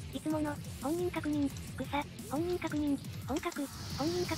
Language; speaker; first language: Japanese; native; Japanese